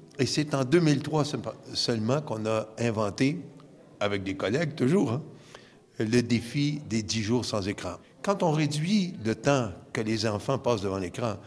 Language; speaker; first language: French; native; French